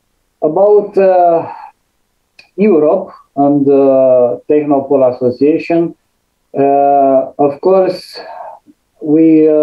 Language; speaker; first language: English; non-native, fluent; Romanian